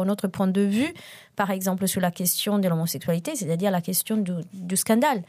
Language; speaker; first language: French; non-native, fluent; Italian